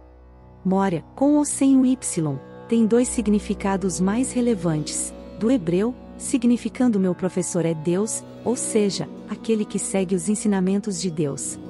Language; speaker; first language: Portuguese; native; Portuguese